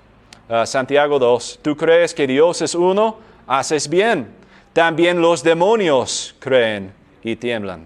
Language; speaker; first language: Spanish; non-native, fluent; English